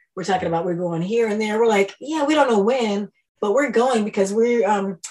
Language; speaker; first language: English; native; English